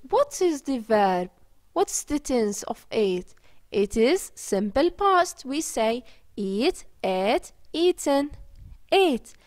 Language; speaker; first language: English; non-native, fluent; Arabic